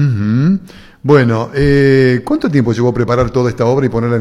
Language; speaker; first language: Spanish; native; Spanish